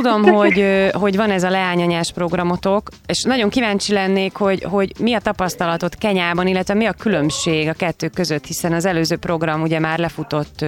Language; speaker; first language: Hungarian; native; Hungarian